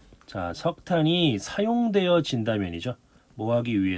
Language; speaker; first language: Korean; native; Korean